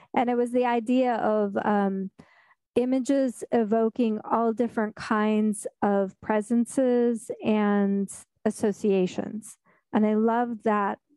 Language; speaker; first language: English; native; English